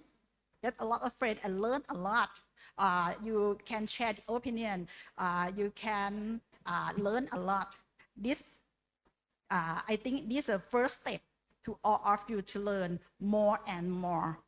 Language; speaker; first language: English; non-native, learner; Indonesian